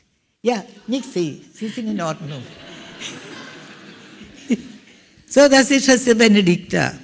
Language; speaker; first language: German; non-native, learner; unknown